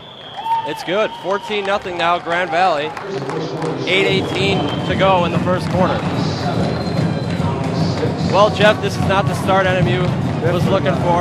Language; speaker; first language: English; native; English